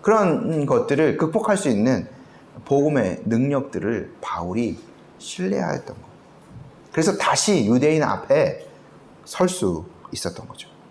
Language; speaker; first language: Korean; native; Korean